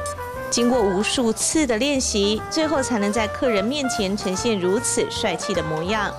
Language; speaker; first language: Chinese; native; Chinese